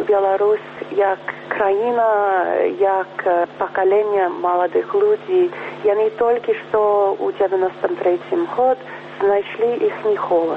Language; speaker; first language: Belarusian; early bilingual, heritage; English